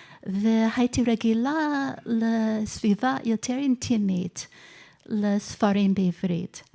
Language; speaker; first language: Hebrew; non-native, fluent; English